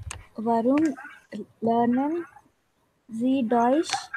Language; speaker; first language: German; non-native, learner; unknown